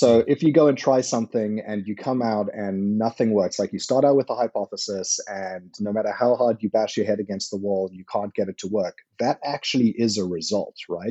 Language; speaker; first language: English; native; English